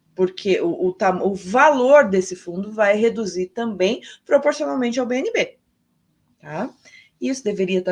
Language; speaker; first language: Portuguese; native; Portuguese